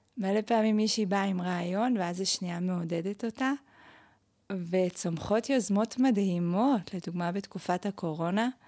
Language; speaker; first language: Hebrew; native; Hebrew